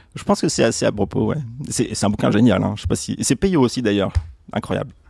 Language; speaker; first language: French; native; French